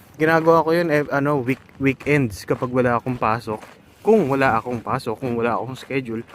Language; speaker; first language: Filipino; native; Filipino